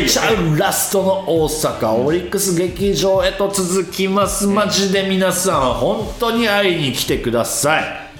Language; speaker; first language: Japanese; native; Japanese